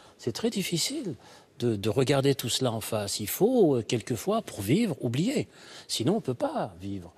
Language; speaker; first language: French; native; French